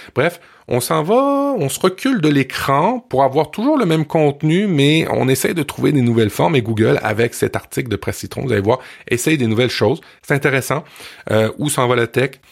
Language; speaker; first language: French; native; French